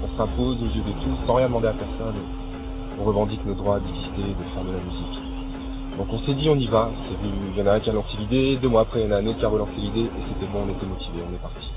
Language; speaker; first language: French; native; French